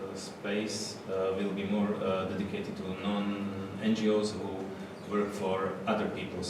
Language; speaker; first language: English; non-native, fluent; Slovak